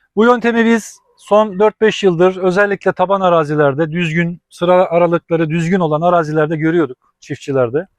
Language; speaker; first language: Turkish; native; Turkish